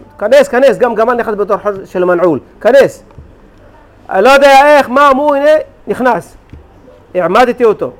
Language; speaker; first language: Hebrew; native; Hebrew